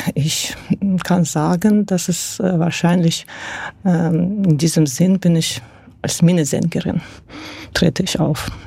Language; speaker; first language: German; non-native, fluent; Russian